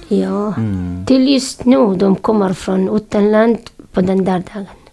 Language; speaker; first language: Swedish; non-native, learner; Syriac